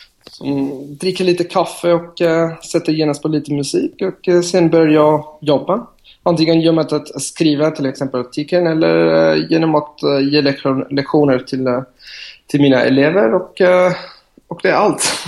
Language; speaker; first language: Swedish; non-native, fluent; Italian